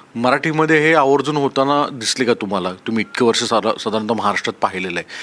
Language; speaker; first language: Marathi; native; Marathi